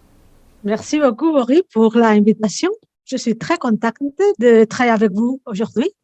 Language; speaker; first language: French; non-native, fluent; Spanish